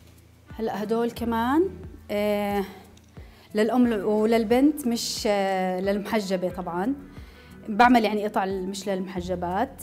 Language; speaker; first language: Arabic; native; Arabic